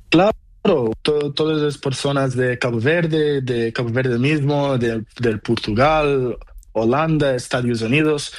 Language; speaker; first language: Spanish; non-native, learner; Portuguese